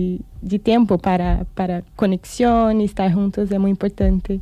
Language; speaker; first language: Spanish; non-native, learner; Portuguese